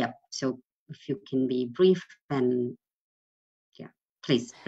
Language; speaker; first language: English; non-native, fluent; Persian